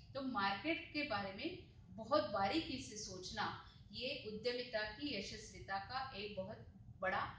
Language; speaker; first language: Hindi; non-native, local second language; Marathi